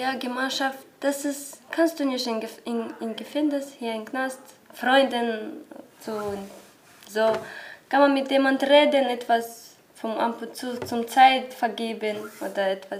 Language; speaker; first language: German; non-native, learner; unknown